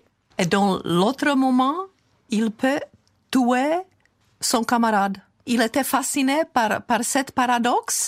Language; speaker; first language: French; non-native, fluent; Czech